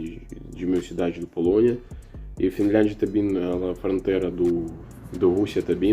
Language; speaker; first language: Portuguese; non-native, learner; Russian